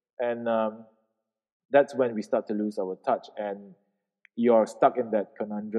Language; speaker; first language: English; non-native, local second language; Min Nan Chinese